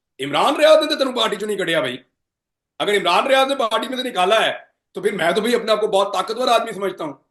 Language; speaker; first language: Urdu; non-native, local second language; Punjabi